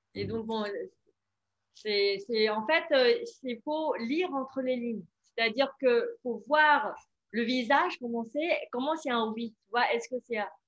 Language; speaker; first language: French; non-native, fluent; Vietnamese